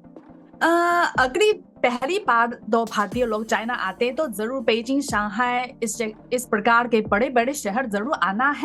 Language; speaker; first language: Hindi; non-native, fluent; Chinese